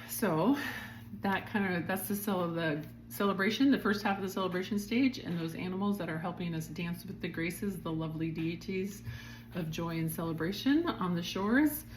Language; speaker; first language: English; native; English